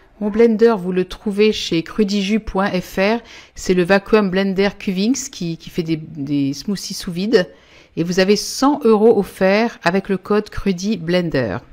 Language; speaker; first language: French; native; French